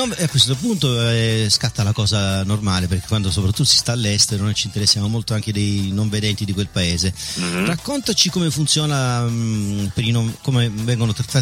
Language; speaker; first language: Italian; native; Italian